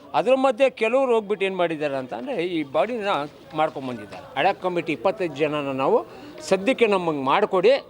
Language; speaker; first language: Kannada; non-native, local second language; Urdu